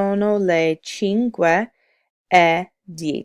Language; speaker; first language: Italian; non-native, fluent; English